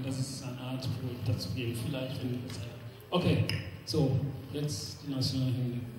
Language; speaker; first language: German; non-native, learner; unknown